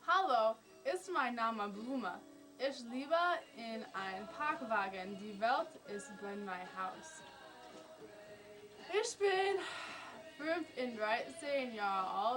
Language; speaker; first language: German; non-native, learner; English